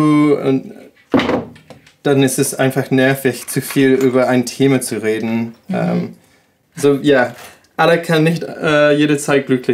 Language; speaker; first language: German; non-native, learner; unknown